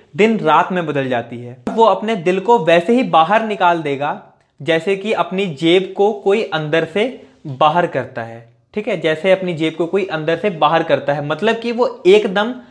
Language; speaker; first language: Hindi; native; Hindi